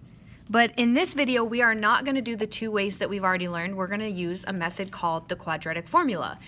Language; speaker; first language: English; native; English